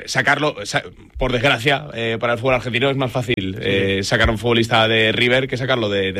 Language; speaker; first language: Spanish; native; Spanish